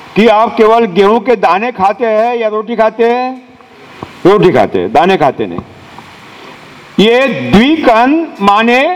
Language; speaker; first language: Hindi; non-native, local second language; Marathi